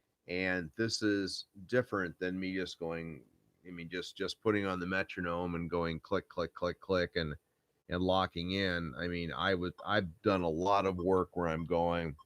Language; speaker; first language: English; native; English